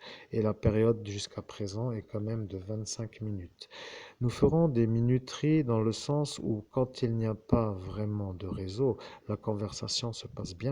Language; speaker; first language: French; native; French